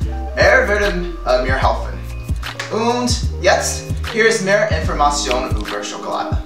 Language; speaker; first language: German; non-native, learner; English